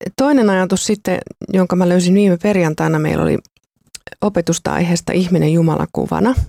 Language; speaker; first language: Finnish; native; Finnish